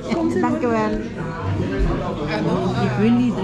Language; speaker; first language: Dutch; non-native, learner; Filipino